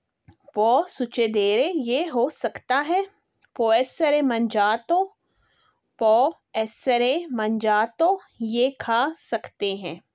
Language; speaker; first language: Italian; non-native, fluent; Urdu